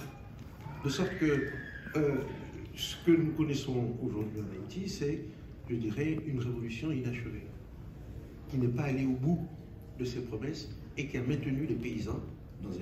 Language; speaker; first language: French; native; French